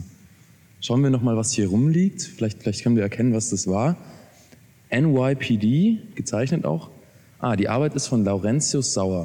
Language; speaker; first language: German; native; German